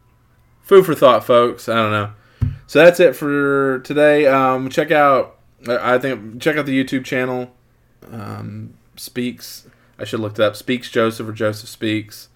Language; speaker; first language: English; native; English